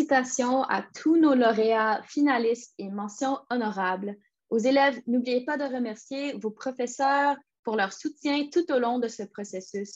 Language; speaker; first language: French; native; French